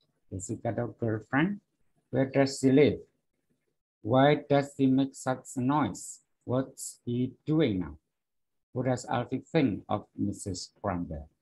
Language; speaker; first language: English; non-native, fluent; Indonesian